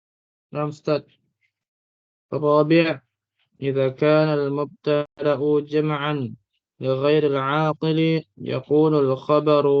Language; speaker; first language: Arabic; non-native, learner; Indonesian